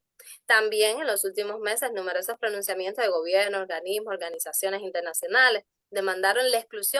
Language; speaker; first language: Spanish; native; Spanish